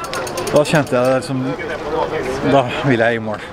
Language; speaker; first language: Norwegian; native; Norwegian